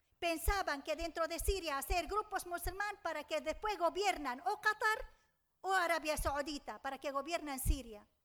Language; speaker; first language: Spanish; non-native, fluent; Arabic